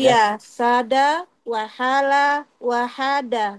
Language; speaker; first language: Arabic; non-native, learner; Indonesian